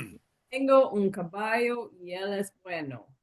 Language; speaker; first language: Spanish; non-native, learner; English